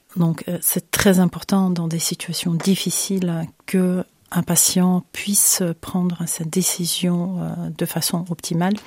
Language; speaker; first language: French; non-native, fluent; Ukrainian